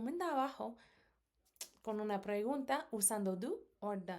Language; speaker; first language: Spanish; non-native, fluent; English